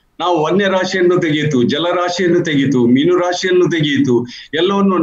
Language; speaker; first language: Kannada; non-native, local second language; Tulu